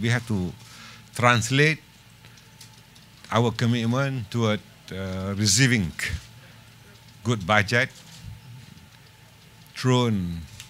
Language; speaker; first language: English; non-native, local second language; Malay